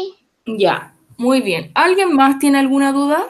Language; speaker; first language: Spanish; native; Spanish